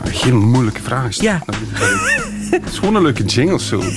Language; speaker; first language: Dutch; native; Dutch